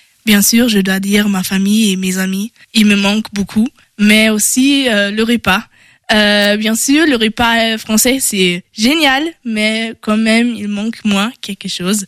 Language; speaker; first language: French; non-native, learner; German